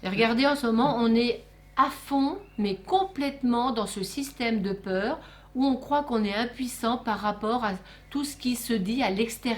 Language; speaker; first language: French; native; French